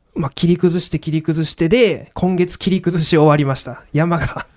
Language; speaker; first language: Japanese; native; Japanese